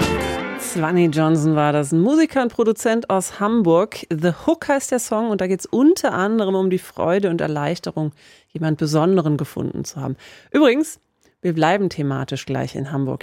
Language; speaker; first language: German; native; German